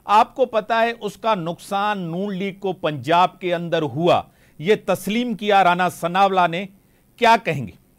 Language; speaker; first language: Urdu; non-native, local second language; Sindhi